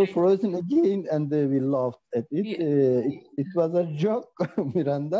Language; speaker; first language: English; non-native, learner; Turkish